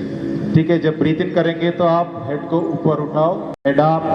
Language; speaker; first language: Hindi; non-native, local second language; Telugu